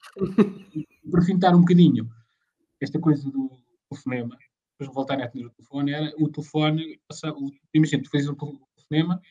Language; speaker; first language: Portuguese; native; Portuguese